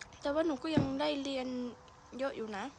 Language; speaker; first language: Thai; early bilingual, heritage; Thai